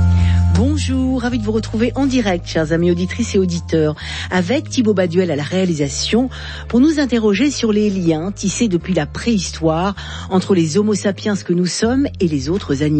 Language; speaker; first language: French; native; French